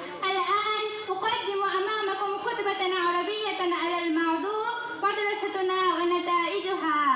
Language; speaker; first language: Arabic; non-native, learner; Bangla